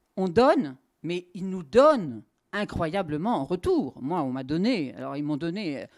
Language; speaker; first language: French; native; French